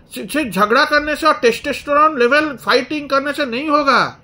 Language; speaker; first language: Hindi; non-native, local second language; Bangla